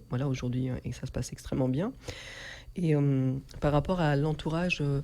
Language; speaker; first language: French; native; French